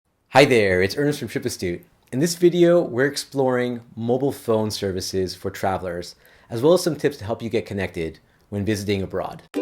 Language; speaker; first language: English; native; English